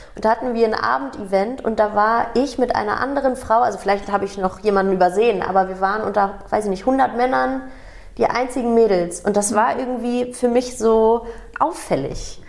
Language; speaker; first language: German; native; German